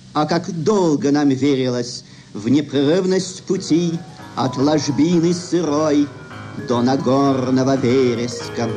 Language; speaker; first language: Russian; native; Russian